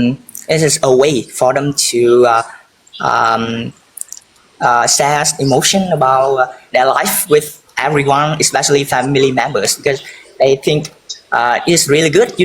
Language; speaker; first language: English; non-native, learner; Vietnamese